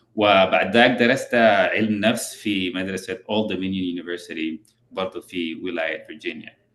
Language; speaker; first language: Arabic; early bilingual, other home language; English